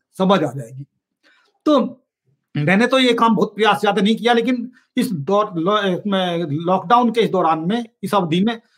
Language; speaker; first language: Hindi; native; Hindi